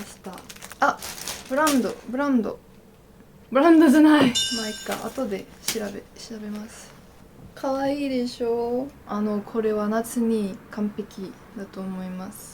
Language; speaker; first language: Japanese; non-native, learner; French